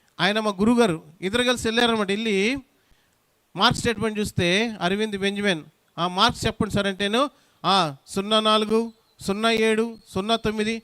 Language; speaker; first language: Telugu; non-native, local second language; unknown